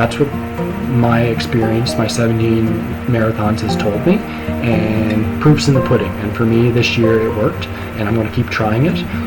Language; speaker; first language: English; native; English